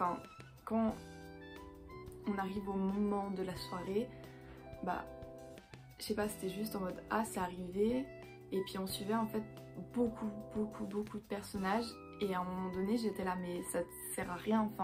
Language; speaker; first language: French; native; French